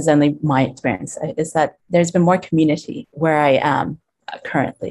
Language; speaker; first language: English; non-native, local second language; Cantonese